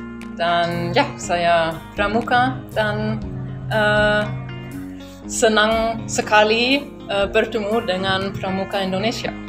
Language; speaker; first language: Indonesian; non-native, learner; German